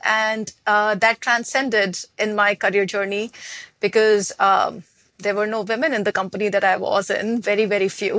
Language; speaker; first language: English; non-native, local second language; Hindi